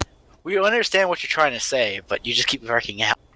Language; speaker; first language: English; native; English